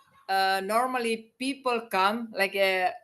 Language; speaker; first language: English; non-native, learner; Indonesian